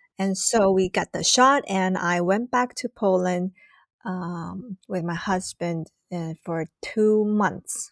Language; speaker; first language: English; non-native, fluent; Chinese